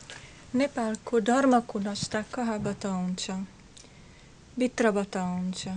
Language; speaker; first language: Nepali; non-native, learner; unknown